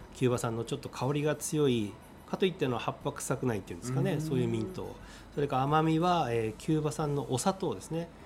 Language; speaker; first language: Japanese; native; Japanese